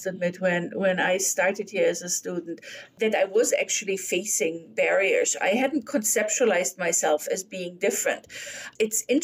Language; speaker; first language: English; non-native, fluent; German